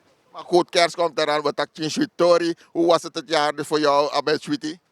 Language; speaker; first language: Dutch; native; Dutch